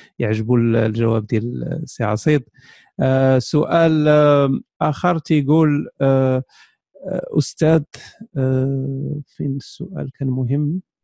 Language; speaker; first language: Arabic; native; Arabic